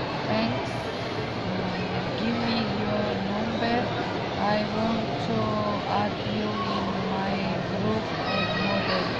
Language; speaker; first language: English; non-native, learner; Turkish